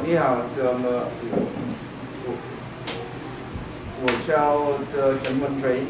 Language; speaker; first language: Chinese; non-native, learner; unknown